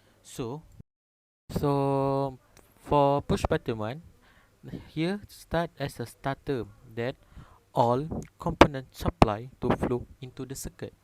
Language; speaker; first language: English; non-native, local second language; Malay